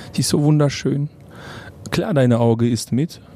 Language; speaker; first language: German; non-native, fluent; Romanian